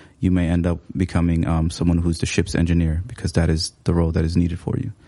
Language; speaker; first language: English; early bilingual, other home language; Somali